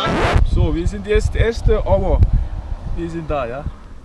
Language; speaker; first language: German; non-native, learner; Mongolian